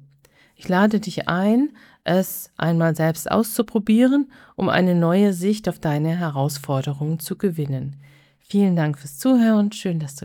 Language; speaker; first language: German; native; German